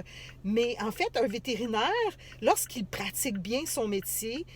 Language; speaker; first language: French; native; French